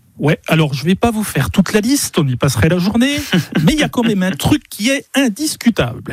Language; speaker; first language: French; native; French